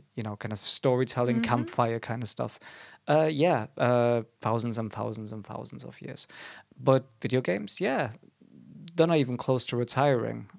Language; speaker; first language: English; non-native, fluent; German